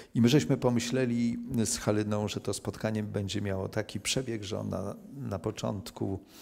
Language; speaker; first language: Polish; native; Polish